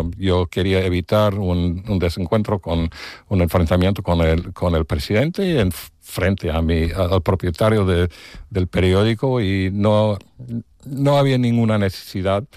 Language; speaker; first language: Spanish; non-native, fluent; English